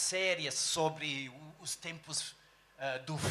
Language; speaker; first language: Portuguese; non-native, fluent; English